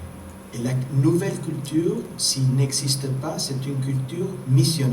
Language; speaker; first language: French; non-native, fluent; Spanish